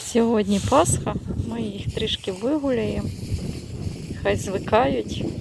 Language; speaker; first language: Ukrainian; native; Ukrainian